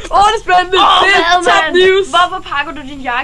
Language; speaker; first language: Danish; native; Danish